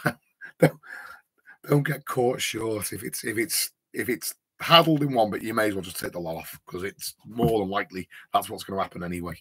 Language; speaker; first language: English; native; English